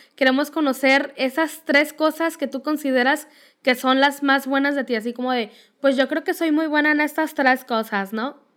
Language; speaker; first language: Spanish; native; Spanish